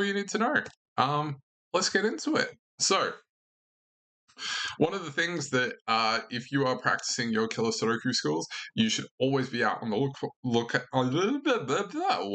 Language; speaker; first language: English; native; English